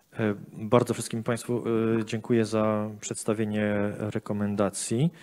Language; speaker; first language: Polish; native; Polish